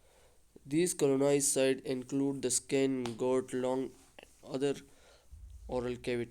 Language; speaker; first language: English; non-native, local second language; Urdu